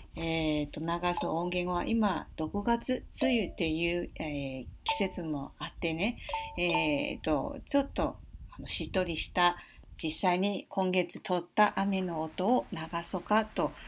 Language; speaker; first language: Japanese; non-native, fluent; Chinese